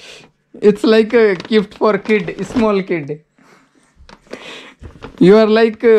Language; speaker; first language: English; non-native, local second language; Hindi